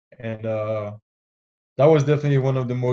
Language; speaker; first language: English; non-native, fluent; French